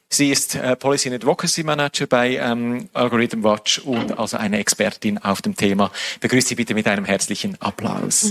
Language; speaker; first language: German; native; German